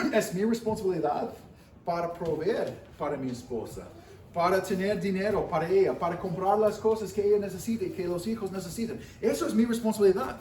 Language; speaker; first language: Spanish; non-native, fluent; English